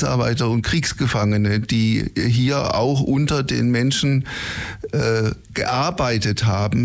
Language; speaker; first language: German; native; German